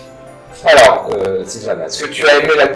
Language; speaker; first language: French; native; French